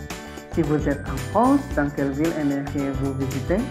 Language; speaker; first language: French; non-native, fluent; Indonesian